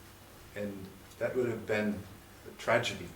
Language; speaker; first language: English; non-native, learner; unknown